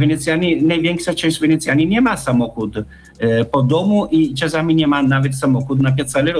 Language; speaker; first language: Polish; non-native, learner; Italian